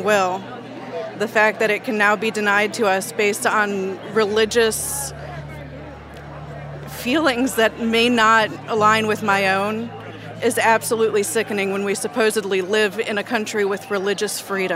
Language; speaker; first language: English; native; English